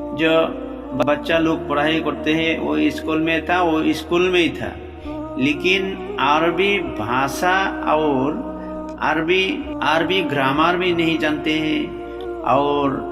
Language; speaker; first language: Hindi; non-native, local second language; Bangla